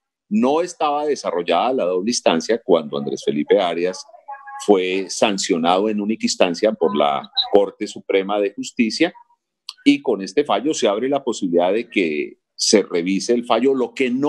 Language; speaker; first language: Spanish; native; Spanish